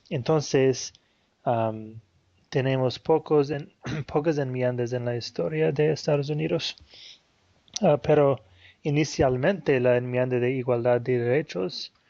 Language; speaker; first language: Spanish; non-native, fluent; Portuguese